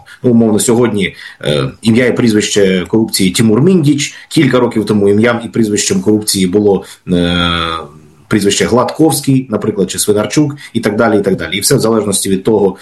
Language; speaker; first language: Ukrainian; native; Ukrainian